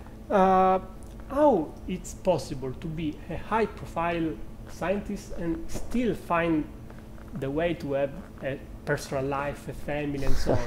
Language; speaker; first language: English; non-native, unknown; Italian